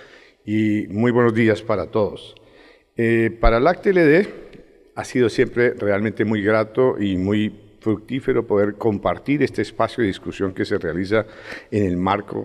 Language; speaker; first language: Spanish; native; Spanish